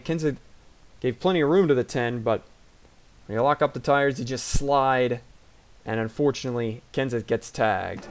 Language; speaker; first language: English; native; English